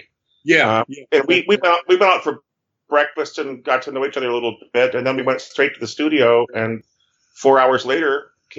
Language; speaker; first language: English; native; English